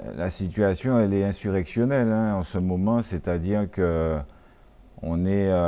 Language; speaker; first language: French; native; French